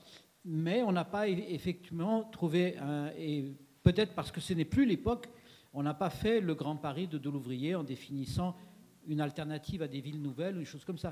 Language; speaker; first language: French; native; French